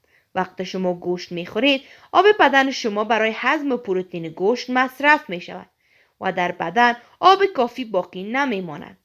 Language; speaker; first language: Persian; native; Persian